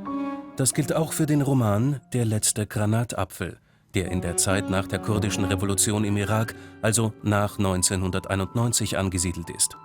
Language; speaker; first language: German; native; German